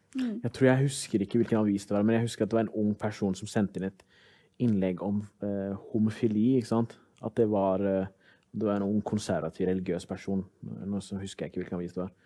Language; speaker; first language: Norwegian; early bilingual, other home language; Somali